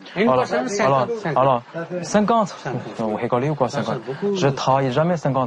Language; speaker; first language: French; non-native, learner; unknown